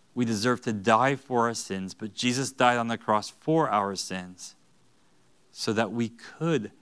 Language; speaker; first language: English; native; English